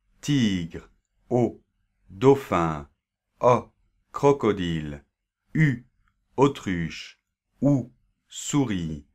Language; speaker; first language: French; native; French